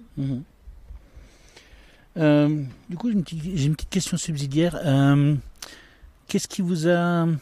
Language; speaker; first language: French; native; French